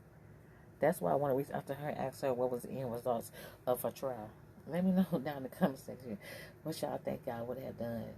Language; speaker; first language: English; native; English